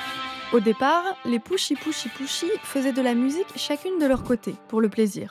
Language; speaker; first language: French; native; French